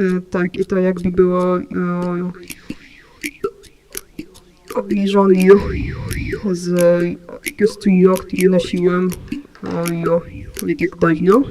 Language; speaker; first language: Polish; non-native, fluent; Ukrainian